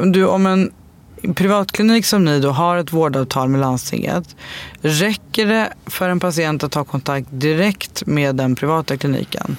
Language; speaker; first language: Swedish; native; Swedish